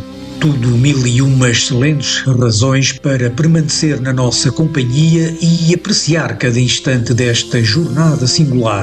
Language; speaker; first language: Portuguese; native; Portuguese